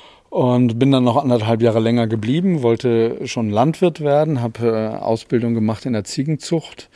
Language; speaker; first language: German; native; German